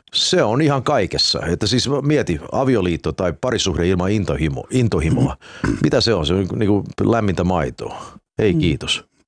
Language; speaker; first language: Finnish; early bilingual, heritage; Finnish